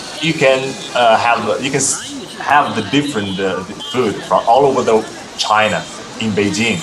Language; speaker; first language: English; non-native, fluent; Chinese